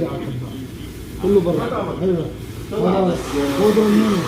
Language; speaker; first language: Arabic; non-native, learner; Turkish